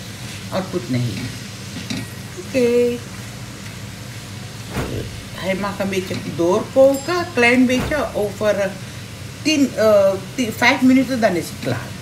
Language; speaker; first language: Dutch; non-native, local second language; Caribbean Hindustani